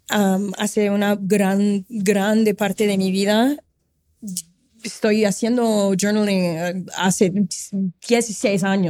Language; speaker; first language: Spanish; non-native, fluent; Portuguese